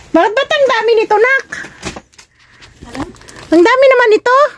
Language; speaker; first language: Filipino; native; Filipino